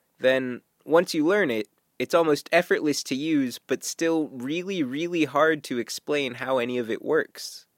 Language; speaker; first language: English; native; English